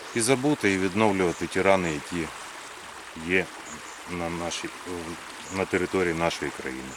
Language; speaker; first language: Ukrainian; native; Ukrainian